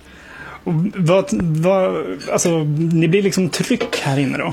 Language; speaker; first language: Swedish; native; Swedish